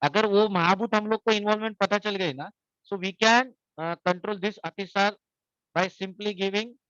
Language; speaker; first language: Hindi; non-native, local second language; Marathi